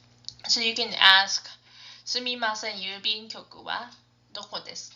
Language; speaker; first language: Japanese; non-native, fluent; English